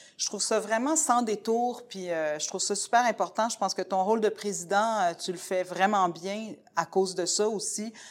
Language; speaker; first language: French; native; French